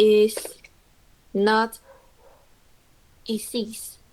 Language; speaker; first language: English; non-native, learner; Chinese